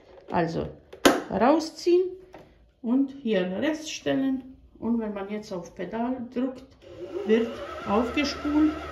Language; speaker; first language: German; non-native, fluent; Bosnian